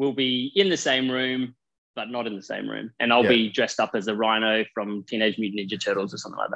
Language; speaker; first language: English; native; English